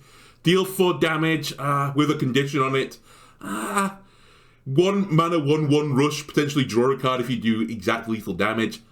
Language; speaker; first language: English; native; English